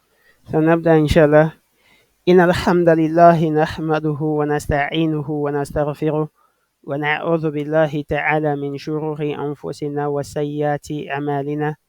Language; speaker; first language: Arabic; non-native, fluent; French